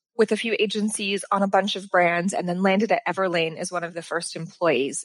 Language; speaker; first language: English; native; English